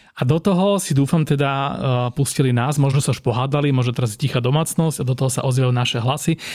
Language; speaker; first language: Slovak; native; Slovak